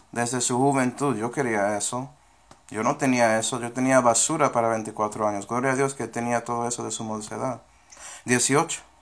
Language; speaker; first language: Spanish; non-native, fluent; English